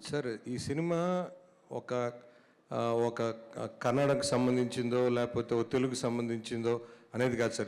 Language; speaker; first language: Telugu; native; Telugu